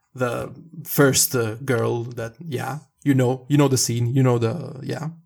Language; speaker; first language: English; non-native, fluent; Italian